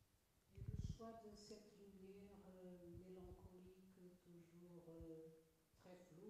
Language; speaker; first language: French; non-native, fluent; Portuguese